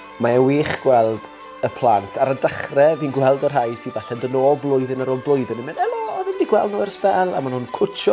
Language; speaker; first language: Welsh; native; Welsh